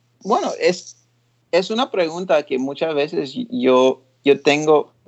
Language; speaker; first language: Spanish; early bilingual, heritage; Spanish